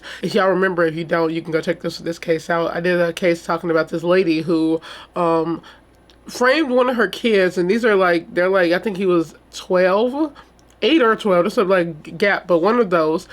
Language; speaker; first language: English; native; English